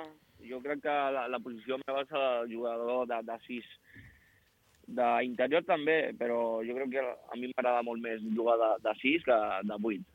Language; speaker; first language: Catalan; non-native, local second language; Spanish